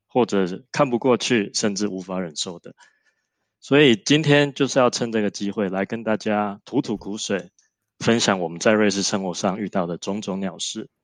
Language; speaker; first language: Chinese; native; Chinese